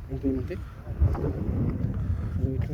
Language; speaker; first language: French; native; French